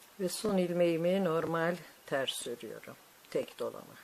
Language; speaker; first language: Turkish; native; Turkish